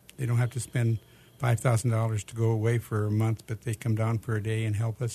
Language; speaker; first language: English; native; English